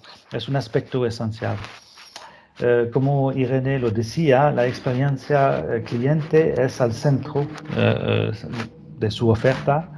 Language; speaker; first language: Spanish; non-native, fluent; French